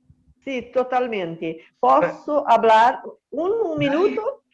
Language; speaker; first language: Spanish; non-native, learner; Portuguese